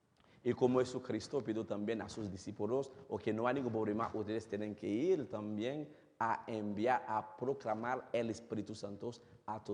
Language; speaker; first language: Spanish; non-native, fluent; Haitian Creole